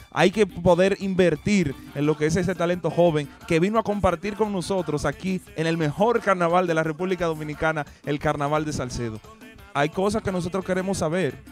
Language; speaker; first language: Spanish; native; Spanish